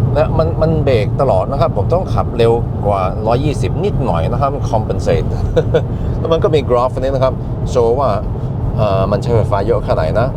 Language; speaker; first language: Thai; non-native, fluent; Norwegian